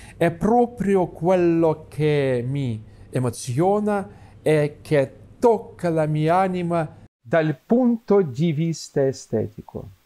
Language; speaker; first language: Italian; non-native, fluent; Russian